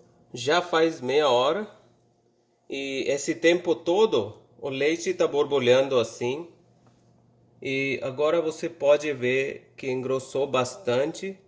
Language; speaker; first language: Portuguese; non-native, fluent; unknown